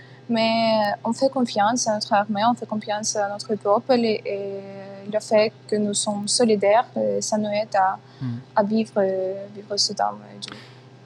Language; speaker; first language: French; non-native, fluent; Ukrainian